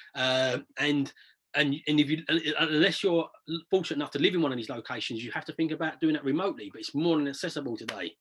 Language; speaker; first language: English; native; English